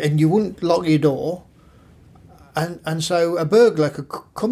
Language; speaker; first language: English; native; English